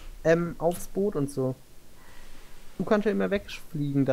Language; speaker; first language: German; native; German